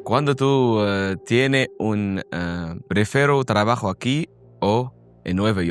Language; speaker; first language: Spanish; non-native, learner; Arabic